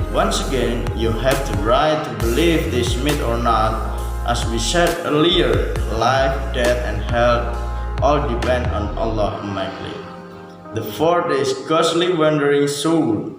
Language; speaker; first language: English; non-native, learner; Indonesian